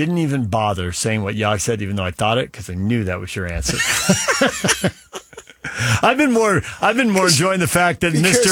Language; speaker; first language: English; native; English